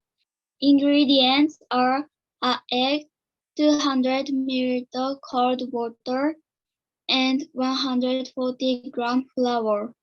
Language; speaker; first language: English; non-native, learner; Japanese